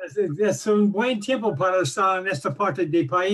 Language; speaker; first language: Spanish; non-native, learner; English